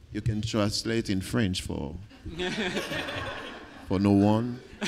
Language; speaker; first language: English; non-native, learner; Haitian Creole